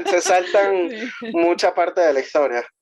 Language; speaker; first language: Spanish; native; Spanish